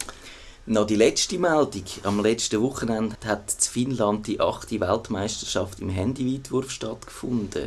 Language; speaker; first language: German; native; German